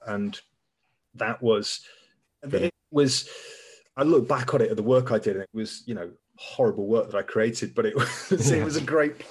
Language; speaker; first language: English; native; English